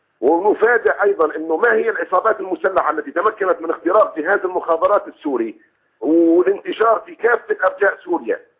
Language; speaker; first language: Arabic; native; Arabic